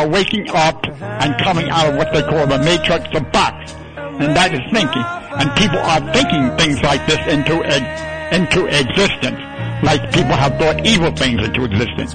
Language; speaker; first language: English; native; English